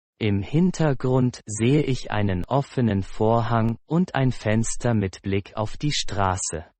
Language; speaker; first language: German; non-native, fluent; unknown